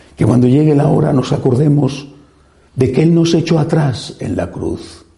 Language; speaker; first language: Spanish; native; Spanish